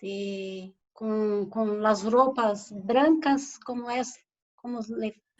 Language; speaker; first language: Spanish; non-native, learner; Portuguese